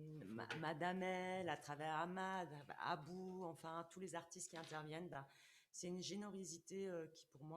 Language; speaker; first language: French; native; French